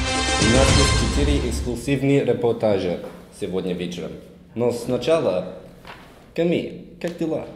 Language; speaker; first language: Russian; non-native, learner; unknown